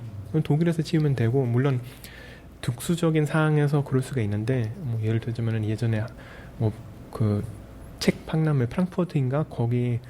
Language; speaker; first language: Korean; early bilingual, heritage; Korean